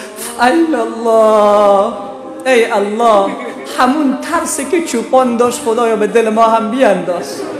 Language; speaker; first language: Persian; native; Persian